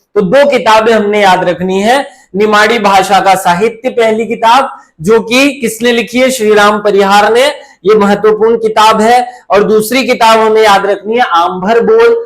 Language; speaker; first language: Hindi; native; Hindi